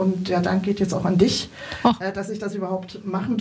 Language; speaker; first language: German; native; German